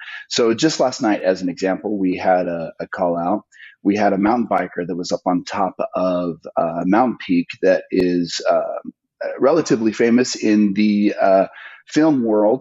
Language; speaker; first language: English; native; English